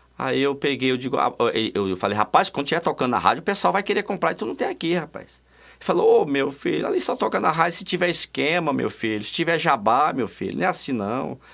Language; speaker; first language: Portuguese; native; Portuguese